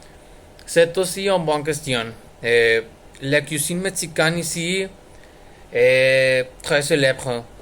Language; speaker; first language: French; non-native, learner; Spanish